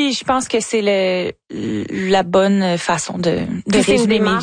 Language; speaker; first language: French; native; French